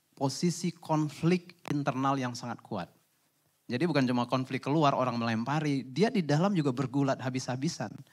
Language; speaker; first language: Indonesian; native; Indonesian